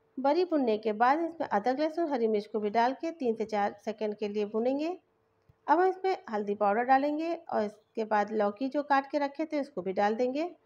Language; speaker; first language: Hindi; native; Hindi